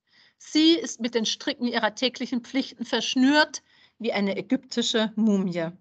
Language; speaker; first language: German; native; German